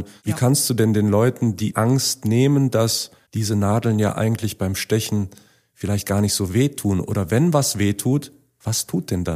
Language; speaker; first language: German; native; German